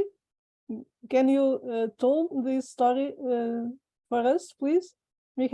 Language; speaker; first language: English; non-native, fluent; Portuguese